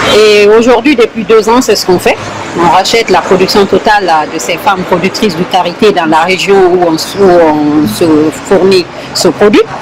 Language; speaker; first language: French; non-native, local second language; Fula